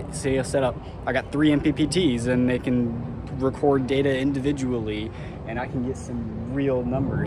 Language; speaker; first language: English; native; English